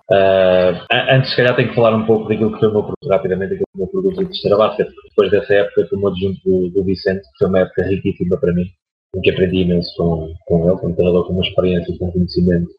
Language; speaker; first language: Portuguese; native; Portuguese